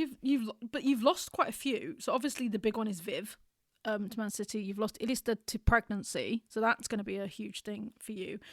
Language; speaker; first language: English; native; English